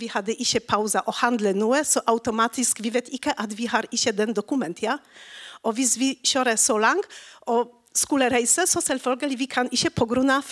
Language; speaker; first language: Norwegian; non-native, learner; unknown